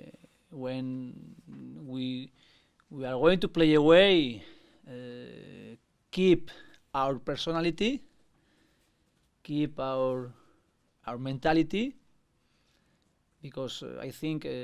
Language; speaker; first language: English; non-native, learner; Spanish